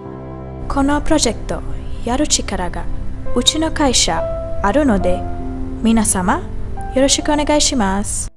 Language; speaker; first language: Japanese; non-native, learner; Sinhala